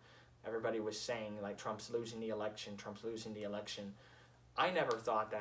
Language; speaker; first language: English; native; English